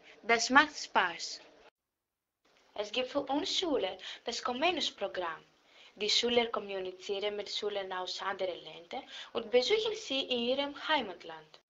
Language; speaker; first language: German; non-native, learner; Greek